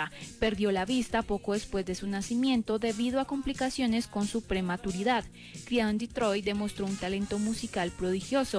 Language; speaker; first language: Spanish; native; Spanish